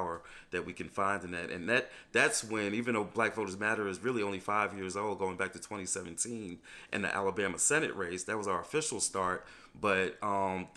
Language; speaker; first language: English; native; English